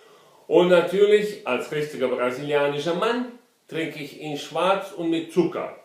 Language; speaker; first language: German; non-native, fluent; Portuguese